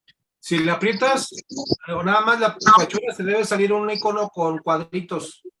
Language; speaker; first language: Spanish; native; Spanish